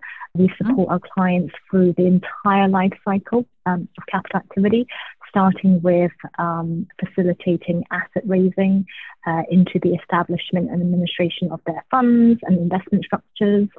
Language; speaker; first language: English; native; English